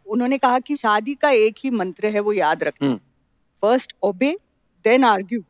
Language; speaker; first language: Hindi; non-native, local second language; Marathi